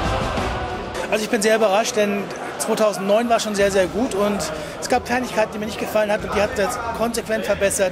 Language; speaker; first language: German; native; German